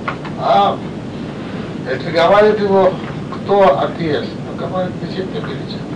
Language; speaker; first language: Russian; non-native, learner; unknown